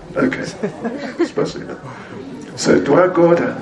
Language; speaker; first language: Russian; non-native, learner; English